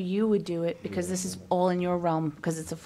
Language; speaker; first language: English; native; English